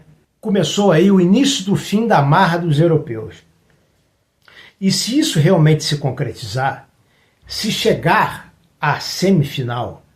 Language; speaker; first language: Portuguese; native; Portuguese